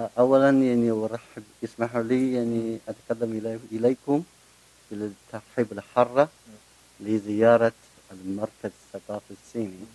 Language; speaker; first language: Egyptian Arabic; non-native, fluent; Chinese